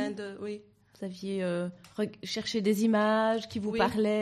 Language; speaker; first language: French; native; French